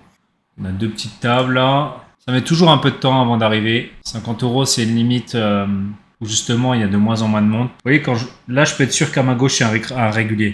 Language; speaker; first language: French; native; French